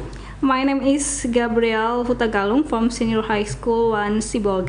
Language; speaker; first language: English; non-native, learner; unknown